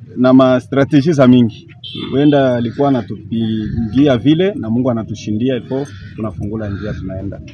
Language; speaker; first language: Swahili; native; Swahili